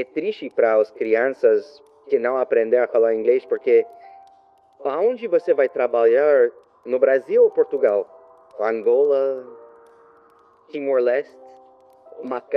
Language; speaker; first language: Portuguese; non-native, learner; French